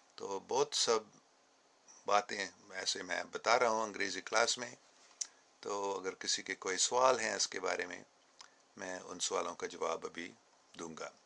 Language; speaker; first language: Urdu; non-native, fluent; English